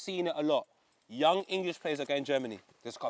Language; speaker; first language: English; native; English